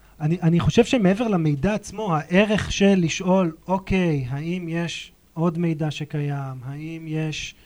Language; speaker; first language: Hebrew; native; Hebrew